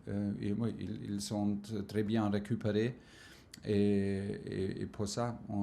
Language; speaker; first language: French; non-native, learner; German